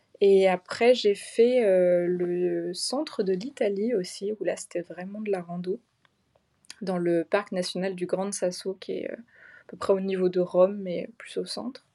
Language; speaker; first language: French; native; French